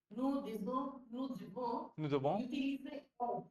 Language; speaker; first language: French; non-native, learner; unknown